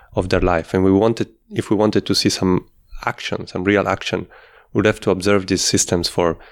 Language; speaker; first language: English; non-native, fluent; Italian